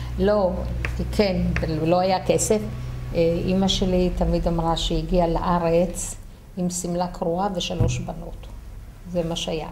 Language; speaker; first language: Hebrew; early bilingual, other home language; Yiddish